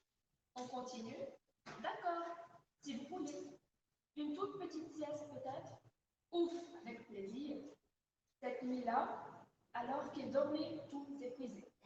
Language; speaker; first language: French; non-native, local second language; Arabic